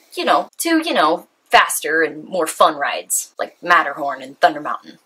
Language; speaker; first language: English; native; English